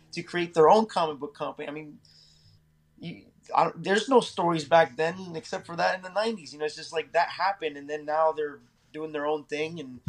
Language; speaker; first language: English; native; English